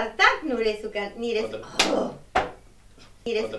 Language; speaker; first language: Basque; non-native, learner; Spanish